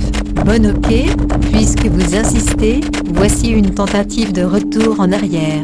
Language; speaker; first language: French; native; French